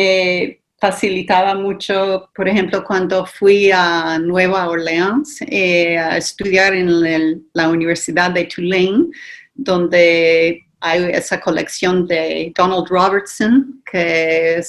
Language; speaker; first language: Spanish; non-native, fluent; English